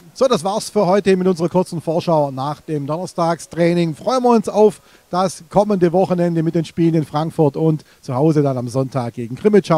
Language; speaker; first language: German; native; German